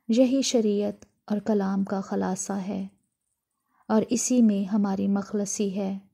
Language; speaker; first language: Urdu; non-native, local second language; Punjabi